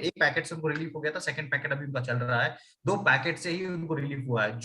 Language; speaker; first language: Hindi; native; Hindi